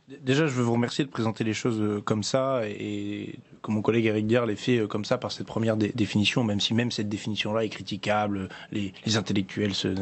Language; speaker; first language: French; native; French